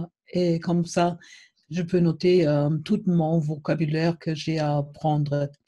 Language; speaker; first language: French; non-native, fluent; German